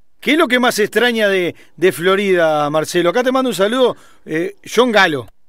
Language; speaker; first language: Spanish; native; Spanish